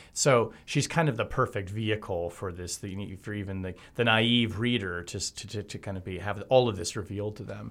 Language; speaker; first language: English; native; English